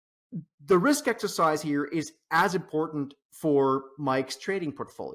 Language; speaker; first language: English; native; English